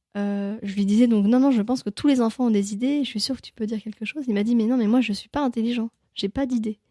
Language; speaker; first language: French; native; French